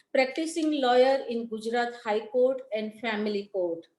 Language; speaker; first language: English; non-native, local second language; Gujarati